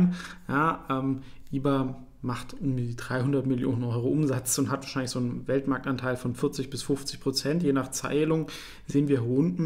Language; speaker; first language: German; native; German